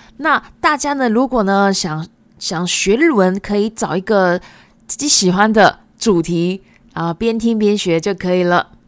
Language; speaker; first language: Chinese; early bilingual, other home language; Japanese